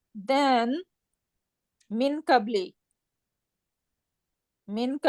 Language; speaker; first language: Arabic; non-native, fluent; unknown